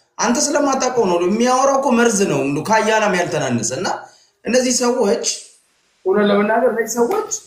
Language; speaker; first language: Amharic; native; Amharic